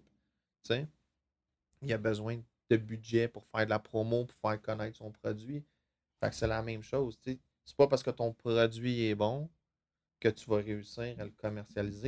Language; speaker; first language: French; native; French